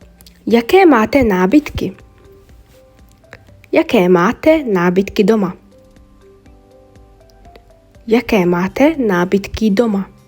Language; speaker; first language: Czech; non-native, learner; Mongolian